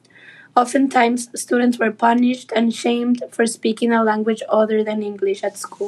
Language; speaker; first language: English; non-native, fluent; Spanish